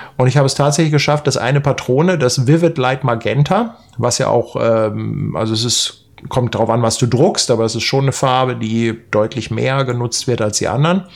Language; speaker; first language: German; native; German